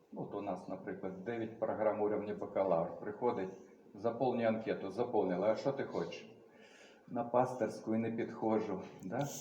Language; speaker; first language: Ukrainian; native; Ukrainian